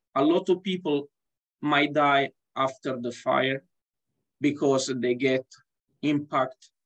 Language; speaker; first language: English; non-native, fluent; Italian